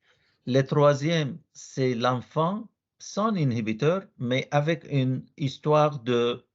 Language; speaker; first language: French; non-native, learner; Arabic